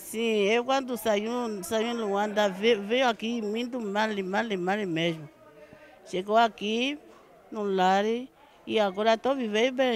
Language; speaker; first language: Portuguese; non-native, local second language; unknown